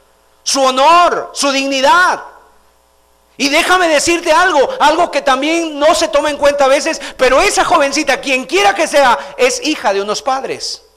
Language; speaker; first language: Spanish; native; Spanish